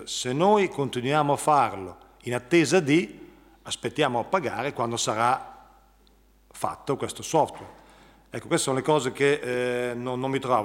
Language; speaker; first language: Italian; native; Italian